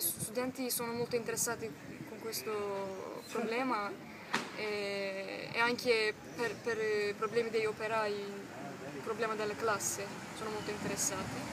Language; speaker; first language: Italian; non-native, learner; Turkish